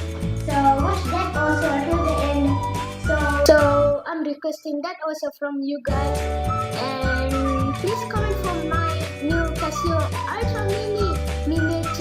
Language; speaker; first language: English; non-native, local second language; Sinhala